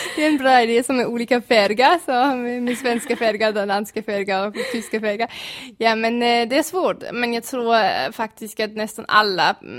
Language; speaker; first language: Swedish; non-native, fluent; German